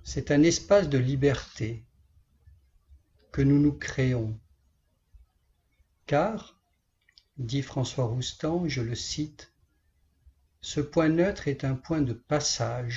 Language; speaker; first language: French; native; French